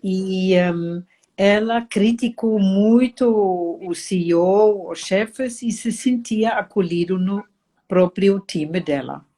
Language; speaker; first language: Portuguese; non-native, fluent; German